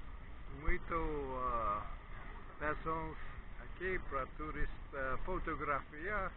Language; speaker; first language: Portuguese; non-native, learner; English